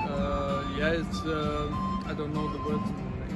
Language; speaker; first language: English; non-native, learner; German